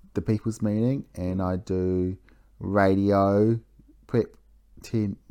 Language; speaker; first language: English; native; English